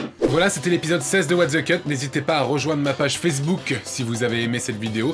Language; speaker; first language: French; native; French